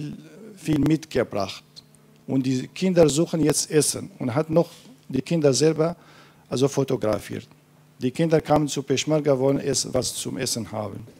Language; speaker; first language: German; non-native, fluent; Kurdish